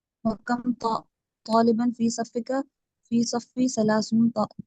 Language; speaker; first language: Arabic; non-native, learner; Urdu